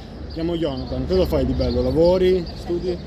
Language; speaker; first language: Italian; native; Italian